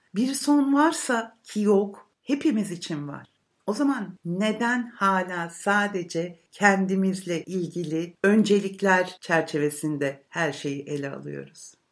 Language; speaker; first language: Turkish; native; Turkish